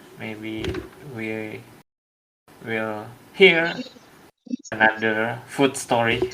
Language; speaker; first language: English; non-native, learner; Indonesian